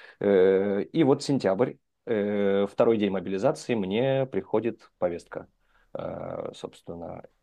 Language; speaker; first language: Russian; native; Russian